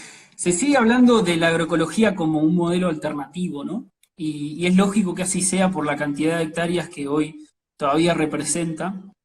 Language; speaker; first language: Spanish; native; Spanish